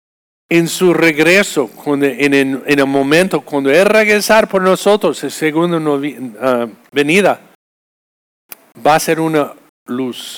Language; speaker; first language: Spanish; non-native, fluent; English